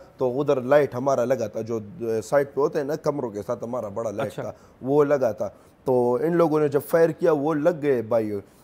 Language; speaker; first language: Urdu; non-native, local second language; Pashto